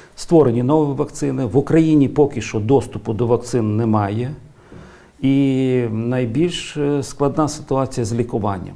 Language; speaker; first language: Ukrainian; native; Ukrainian